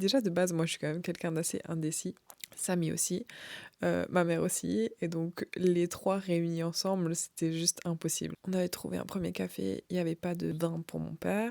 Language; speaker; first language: French; native; French